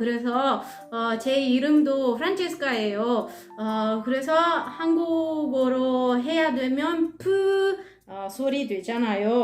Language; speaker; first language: Korean; non-native, learner; Italian